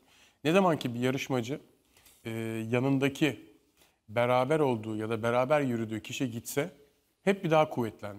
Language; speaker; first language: Turkish; native; Turkish